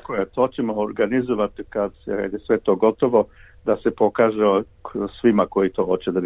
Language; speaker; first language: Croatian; early bilingual, heritage; Serbian